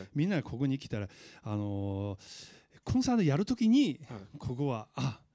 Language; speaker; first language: Japanese; non-native, fluent; Chinese